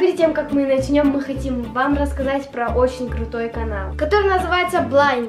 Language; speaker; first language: Russian; native; Russian